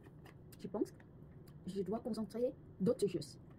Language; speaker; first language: French; non-native, learner; Korean